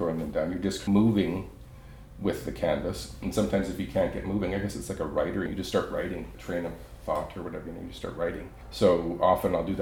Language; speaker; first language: English; native; English